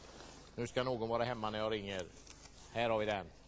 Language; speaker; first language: Swedish; native; Swedish